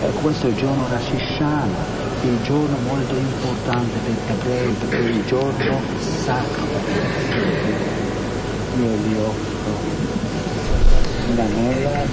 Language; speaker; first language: Italian; non-native, fluent; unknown